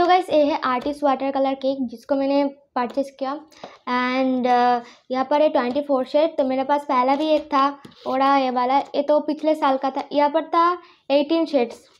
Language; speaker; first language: Hindi; non-native, local second language; Bangla